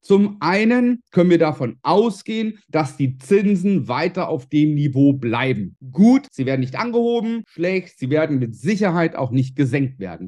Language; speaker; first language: German; native; German